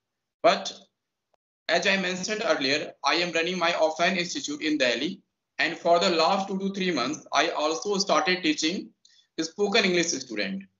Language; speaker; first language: English; non-native, local second language; Hindi